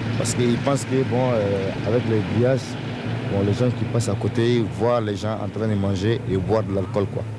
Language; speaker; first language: French; non-native, local second language; Soninke